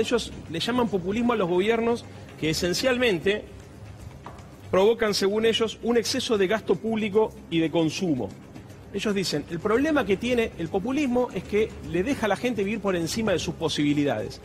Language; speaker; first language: Spanish; native; Spanish